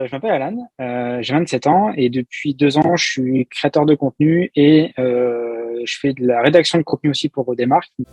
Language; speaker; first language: French; native; French